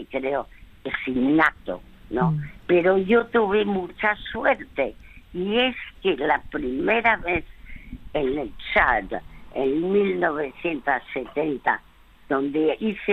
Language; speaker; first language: Spanish; early bilingual, other home language; French